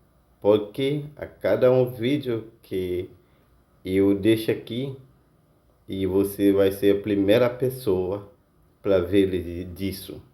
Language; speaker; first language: Portuguese; non-native, learner; Haitian Creole